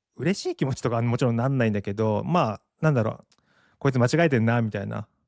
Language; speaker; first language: Japanese; native; Japanese